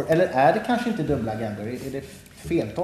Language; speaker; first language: Swedish; native; Swedish